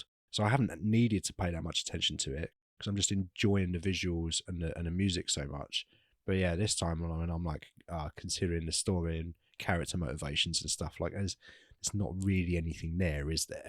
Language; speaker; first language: English; native; English